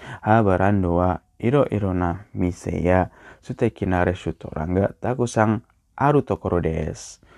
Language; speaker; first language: Japanese; non-native, learner; Indonesian